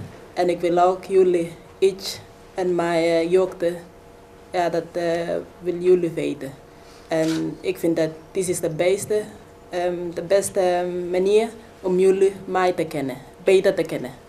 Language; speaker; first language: Dutch; non-native, fluent; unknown